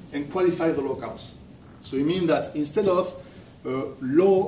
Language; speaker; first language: English; non-native, fluent; French